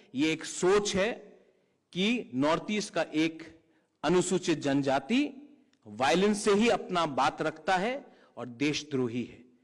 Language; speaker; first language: Hindi; non-native, local second language; Kok Borok